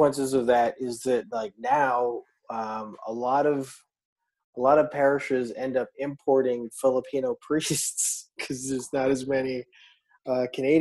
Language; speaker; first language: English; non-native, local second language; Filipino